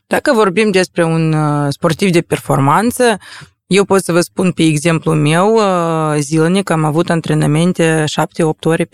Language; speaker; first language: Romanian; non-native, local second language; Russian